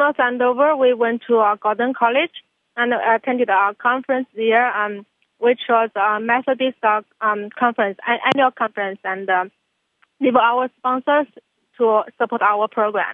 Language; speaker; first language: English; non-native, fluent; Chinese